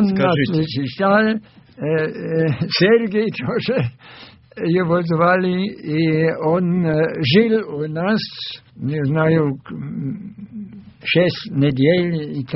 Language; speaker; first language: Russian; non-native, fluent; German